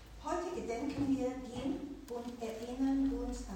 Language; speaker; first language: German; non-native, fluent; Chinese